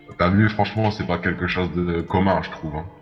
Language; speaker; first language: French; native; French